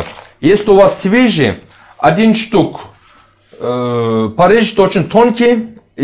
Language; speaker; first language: Russian; non-native, learner; Turkish